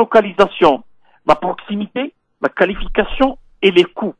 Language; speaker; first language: French; non-native, local second language; Kabyle